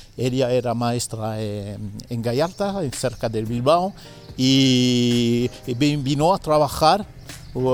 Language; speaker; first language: Spanish; non-native, fluent; French